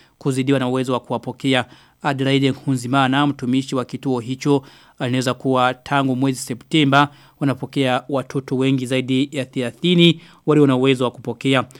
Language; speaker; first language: Swahili; non-native, local second language; Rundi